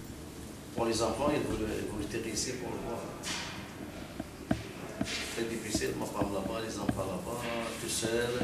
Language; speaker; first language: French; non-native, learner; Arabic